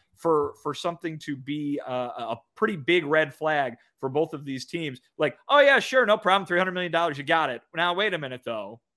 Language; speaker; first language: English; native; English